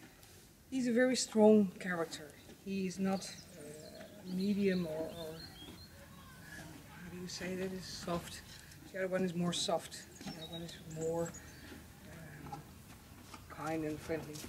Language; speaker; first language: English; non-native, fluent; Dutch